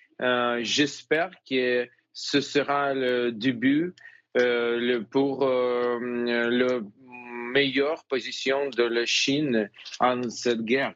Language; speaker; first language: French; non-native, fluent; Ukrainian